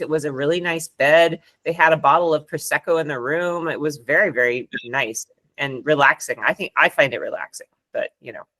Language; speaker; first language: English; non-native, fluent; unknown